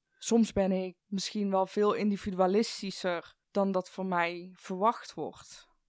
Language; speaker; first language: Dutch; early bilingual, other home language; Persian